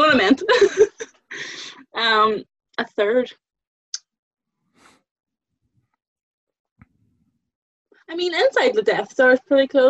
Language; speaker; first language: English; native; English